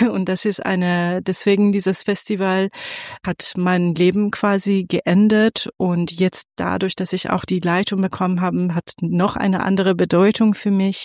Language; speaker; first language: German; non-native, fluent; Persian